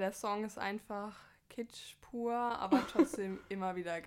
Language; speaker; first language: German; native; German